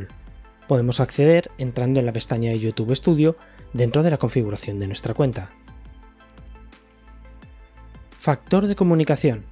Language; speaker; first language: Spanish; native; Spanish